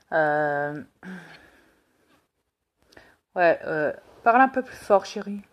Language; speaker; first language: French; native; French